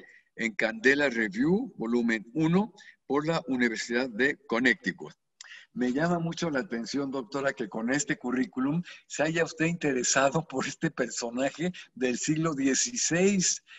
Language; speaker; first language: Spanish; native; Spanish